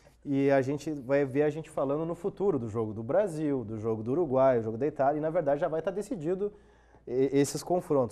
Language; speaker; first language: Portuguese; native; Portuguese